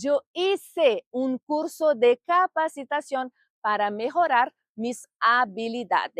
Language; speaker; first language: Spanish; non-native, fluent; Portuguese